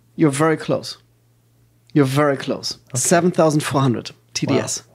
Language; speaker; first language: English; non-native, fluent; German